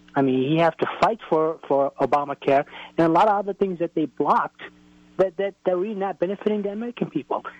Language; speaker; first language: English; non-native, fluent; Somali